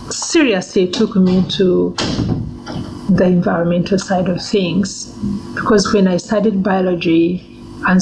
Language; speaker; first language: English; non-native, local second language; Kinyarwanda